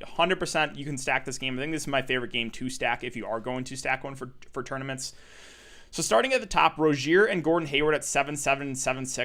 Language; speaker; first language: English; native; English